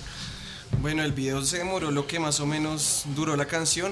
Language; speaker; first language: Spanish; native; Spanish